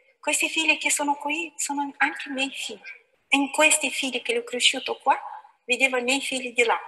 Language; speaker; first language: Italian; non-native, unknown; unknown